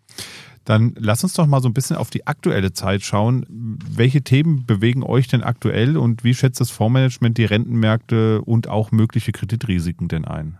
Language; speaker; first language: German; native; German